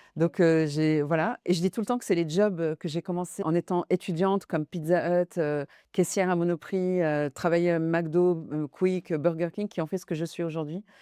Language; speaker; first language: French; early bilingual, other home language; Arabic